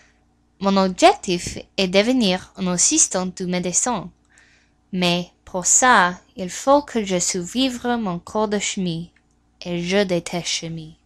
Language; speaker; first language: French; non-native, learner; English